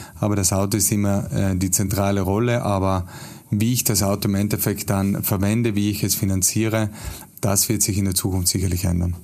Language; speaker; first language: German; native; German